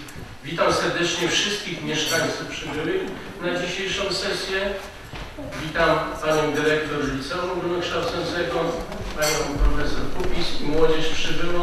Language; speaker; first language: Polish; native; Polish